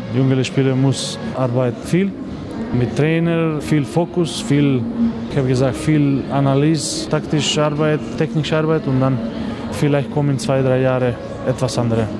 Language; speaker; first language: German; non-native, learner; Macedonian